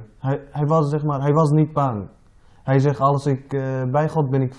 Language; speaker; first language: Dutch; non-native, learner; Arabic